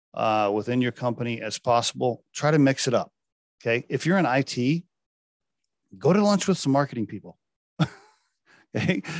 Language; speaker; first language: English; native; English